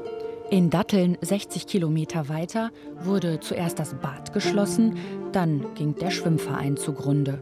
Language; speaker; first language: German; native; German